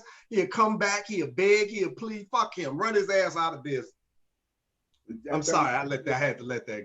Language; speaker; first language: English; native; English